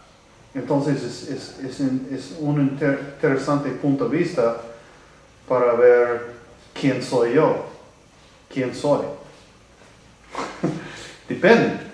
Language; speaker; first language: Spanish; non-native, learner; English